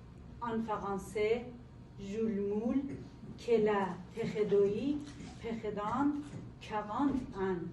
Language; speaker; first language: French; non-native, learner; Persian